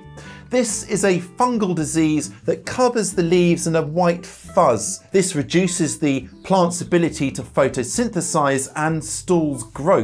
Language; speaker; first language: English; native; English